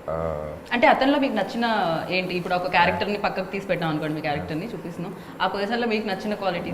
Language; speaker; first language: Telugu; native; Telugu